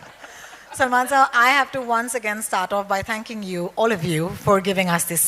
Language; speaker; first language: English; non-native, local second language; Hindi